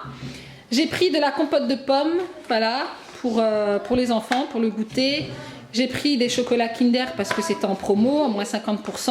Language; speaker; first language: French; native; French